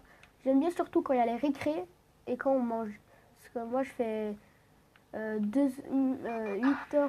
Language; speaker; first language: French; native; French